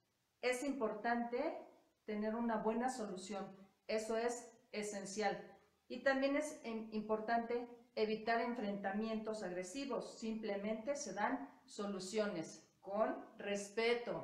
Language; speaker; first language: Spanish; native; Spanish